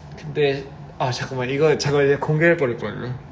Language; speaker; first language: Korean; early bilingual, heritage; Korean